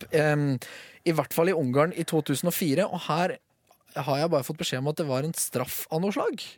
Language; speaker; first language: Norwegian; native; Norwegian